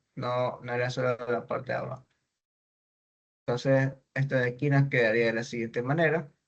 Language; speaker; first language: Spanish; native; Spanish